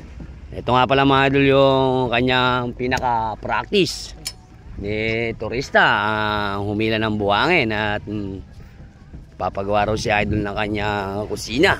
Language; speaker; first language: Filipino; native; Filipino